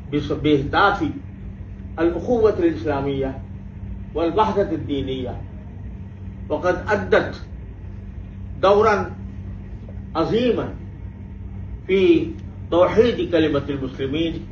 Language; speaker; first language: Arabic; non-native, fluent; Urdu